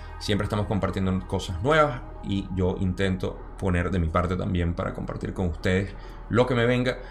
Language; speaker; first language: Spanish; early bilingual, heritage; Spanish